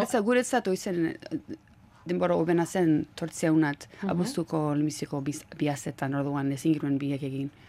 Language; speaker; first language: Basque; early bilingual, heritage; Basque